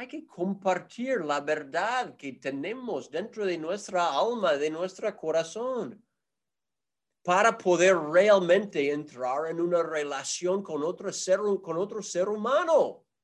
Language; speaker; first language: Spanish; non-native, fluent; English